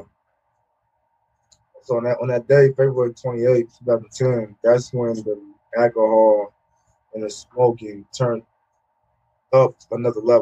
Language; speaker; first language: English; native; English